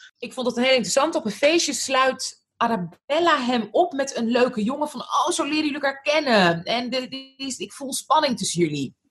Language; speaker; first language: Dutch; early bilingual, other home language; Arabic